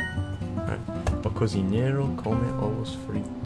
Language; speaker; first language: Portuguese; non-native, learner; English